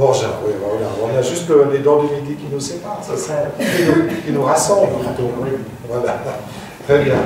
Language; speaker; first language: French; native; French